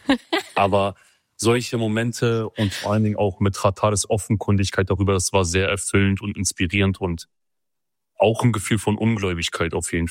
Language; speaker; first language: German; early bilingual, other home language; Kurdish